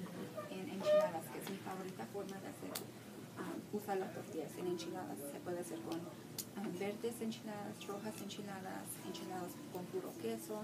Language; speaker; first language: Spanish; early bilingual, heritage; Spanish